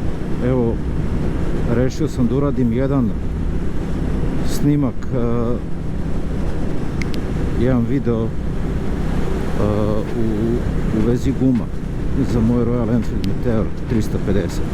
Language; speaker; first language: Serbian; native; Serbian